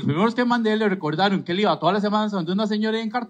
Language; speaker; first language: Spanish; native; Spanish